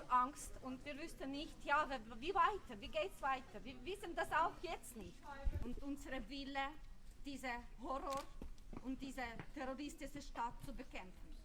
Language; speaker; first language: German; non-native, learner; Ukrainian